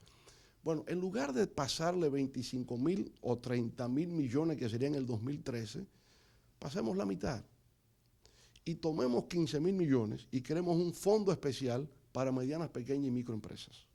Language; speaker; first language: Spanish; native; Spanish